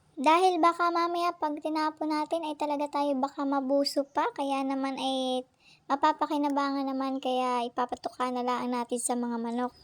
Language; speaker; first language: Filipino; native; Filipino